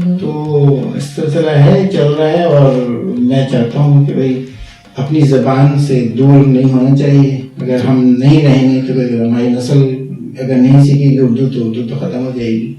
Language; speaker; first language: Urdu; native; Urdu